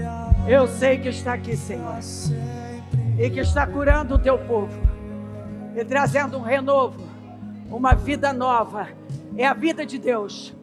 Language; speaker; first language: Portuguese; native; Portuguese